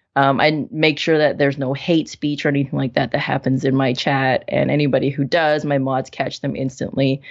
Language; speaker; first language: English; native; English